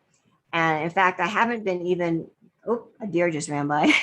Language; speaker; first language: English; native; English